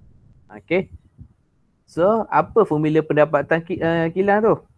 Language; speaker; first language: Malay; native; Malay